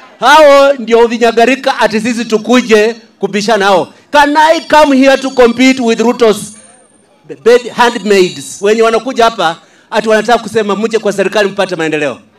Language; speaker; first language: Swahili; non-native, local second language; Luyia